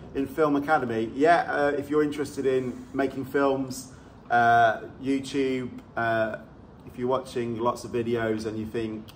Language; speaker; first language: English; native; English